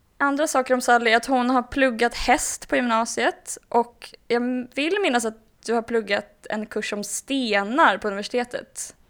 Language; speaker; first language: Swedish; native; Swedish